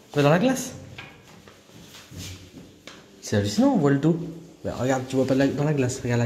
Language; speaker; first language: French; native; French